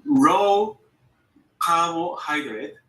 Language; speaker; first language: English; non-native, learner; Japanese